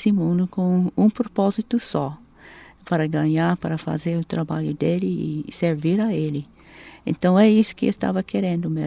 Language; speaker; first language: Portuguese; non-native, fluent; English